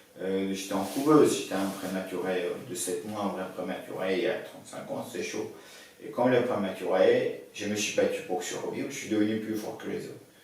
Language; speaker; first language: French; early bilingual, other home language; Persian